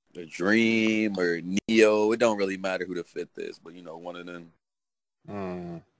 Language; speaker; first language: English; native; English